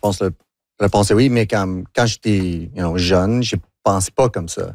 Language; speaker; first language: French; non-native, local second language; English